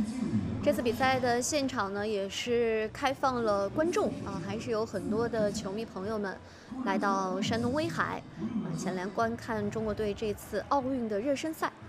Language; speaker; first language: Chinese; native; Chinese